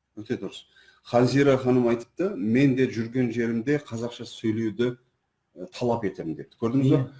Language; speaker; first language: Kazakh; non-native, fluent; Turkish